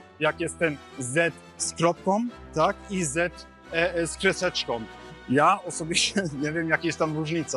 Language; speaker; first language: Polish; non-native, learner; German